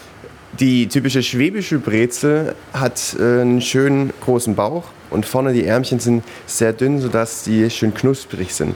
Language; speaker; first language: German; native; German